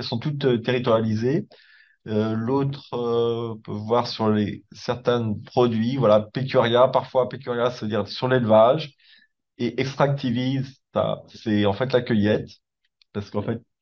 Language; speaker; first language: French; native; French